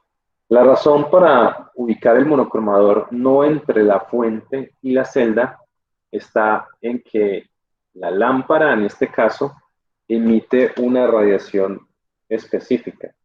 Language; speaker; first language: Spanish; native; Spanish